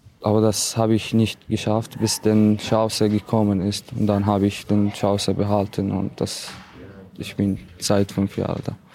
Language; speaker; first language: German; non-native, learner; Arabic